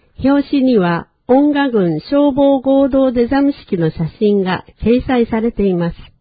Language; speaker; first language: Japanese; native; Japanese